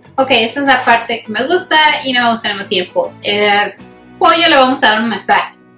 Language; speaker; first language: Spanish; native; Spanish